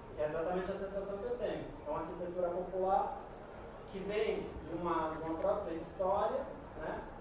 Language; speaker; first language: Portuguese; non-native, fluent; Italian